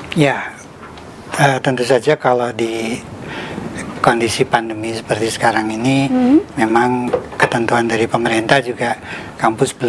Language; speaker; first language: Indonesian; native; Indonesian